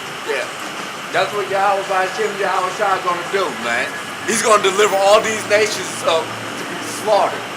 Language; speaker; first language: English; native; English